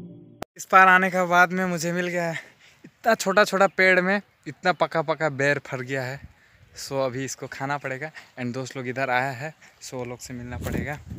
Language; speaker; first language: Hindi; non-native, local second language; Bangla